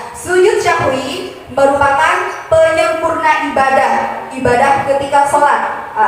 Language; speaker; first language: Indonesian; non-native, local second language; Madurese